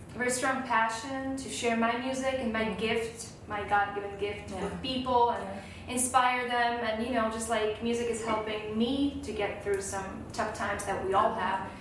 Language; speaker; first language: English; non-native, fluent; Slovak